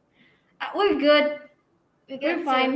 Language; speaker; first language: English; non-native, learner; Indonesian